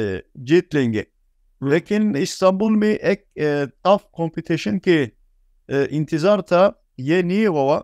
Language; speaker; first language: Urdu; non-native, fluent; Turkish